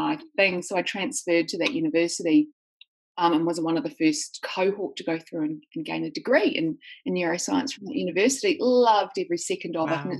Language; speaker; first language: English; native; English